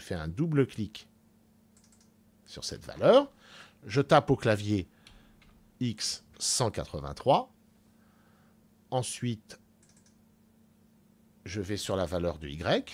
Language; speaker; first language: French; native; French